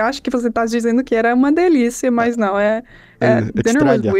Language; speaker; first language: Portuguese; non-native, fluent; English